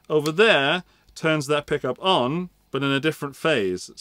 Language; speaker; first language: English; native; English